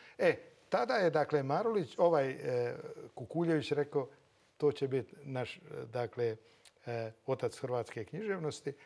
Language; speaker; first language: Croatian; native; Croatian